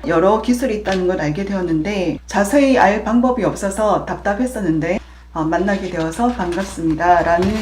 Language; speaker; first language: Korean; native; Korean